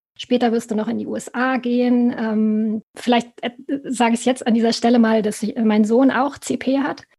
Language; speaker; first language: German; native; German